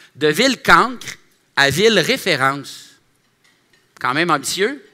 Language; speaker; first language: French; native; French